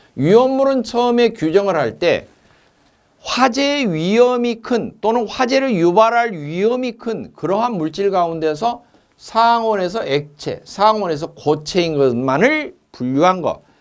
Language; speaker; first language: Korean; native; Korean